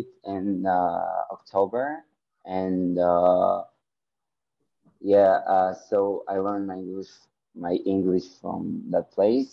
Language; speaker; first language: English; non-native, learner; Ukrainian